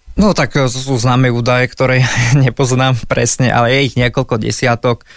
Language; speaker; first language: Slovak; native; Slovak